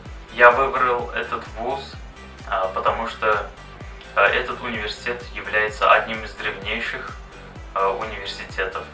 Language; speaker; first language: Russian; non-native, fluent; Turkmen